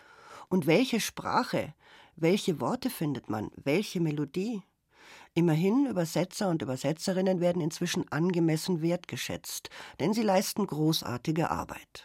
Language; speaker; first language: German; native; German